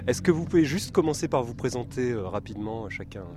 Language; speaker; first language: French; native; French